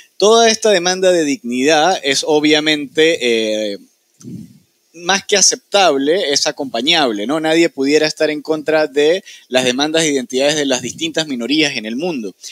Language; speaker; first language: Spanish; native; Spanish